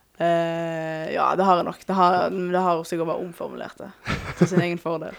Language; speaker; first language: Norwegian; native; Norwegian